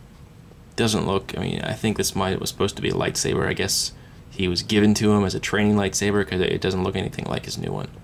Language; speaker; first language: English; native; English